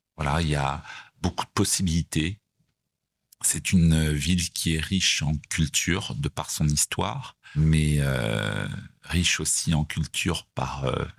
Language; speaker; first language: French; native; French